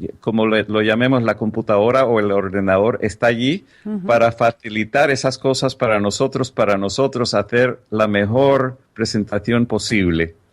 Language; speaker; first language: Spanish; non-native, fluent; English